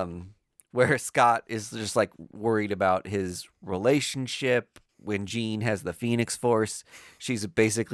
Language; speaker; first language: English; native; English